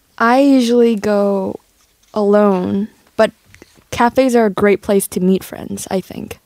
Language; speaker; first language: English; early bilingual, other home language; Korean